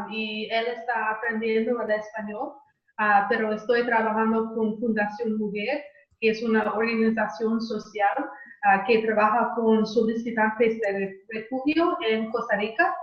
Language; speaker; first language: Spanish; non-native, fluent; English